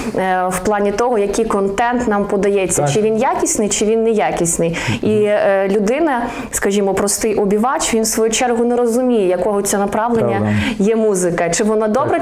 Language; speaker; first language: Ukrainian; native; Ukrainian